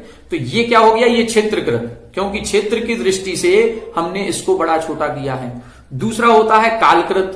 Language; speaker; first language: Hindi; native; Hindi